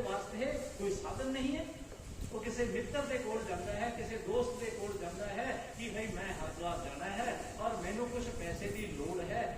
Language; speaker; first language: Hindi; non-native, local second language; Punjabi